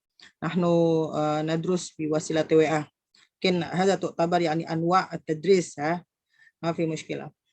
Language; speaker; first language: Arabic; non-native, fluent; Indonesian